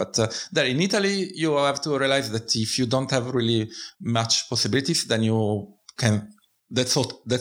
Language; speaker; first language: English; non-native, fluent; Italian